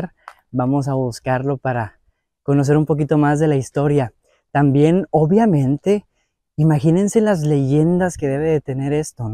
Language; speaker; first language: Spanish; native; Spanish